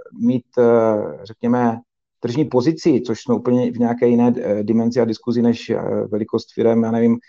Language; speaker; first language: Czech; native; Czech